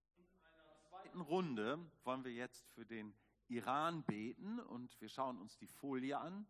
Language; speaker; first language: German; native; German